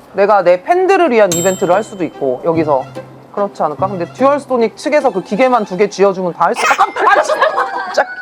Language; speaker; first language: Korean; native; Korean